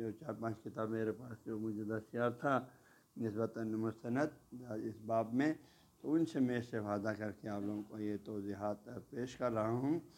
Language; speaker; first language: Urdu; non-native, local second language; Balti